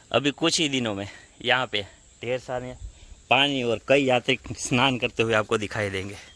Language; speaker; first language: Hindi; non-native, local second language; Gujarati